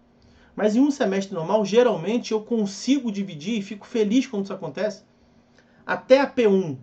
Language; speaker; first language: Portuguese; native; Portuguese